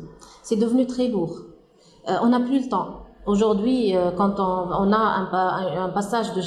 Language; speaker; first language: French; non-native, local second language; Arabic